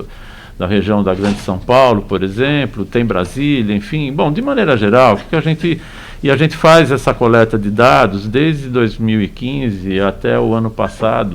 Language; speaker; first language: Portuguese; native; Portuguese